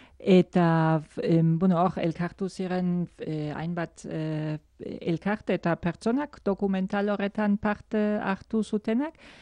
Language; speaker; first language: Basque; non-native, fluent; German